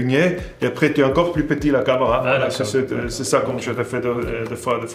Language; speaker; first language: French; non-native, fluent; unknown